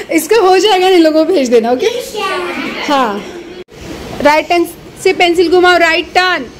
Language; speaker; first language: Hindi; non-native, local second language; Marathi